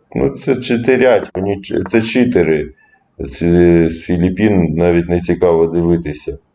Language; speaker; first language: Ukrainian; non-native, local second language; Russian